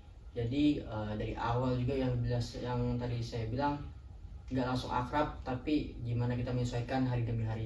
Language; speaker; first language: Indonesian; native; Indonesian